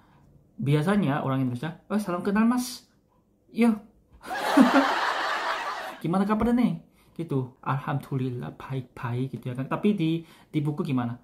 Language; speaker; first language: Indonesian; non-native, fluent; Korean